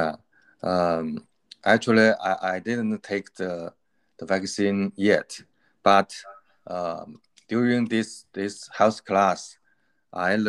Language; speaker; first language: English; non-native, learner; Chinese